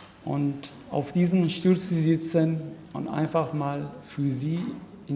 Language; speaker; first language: German; non-native, fluent; Persian